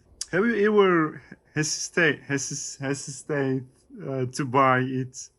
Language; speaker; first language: English; non-native, learner; Turkish